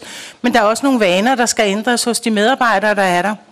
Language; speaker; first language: Danish; native; Danish